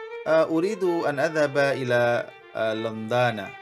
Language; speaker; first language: Arabic; non-native, fluent; Indonesian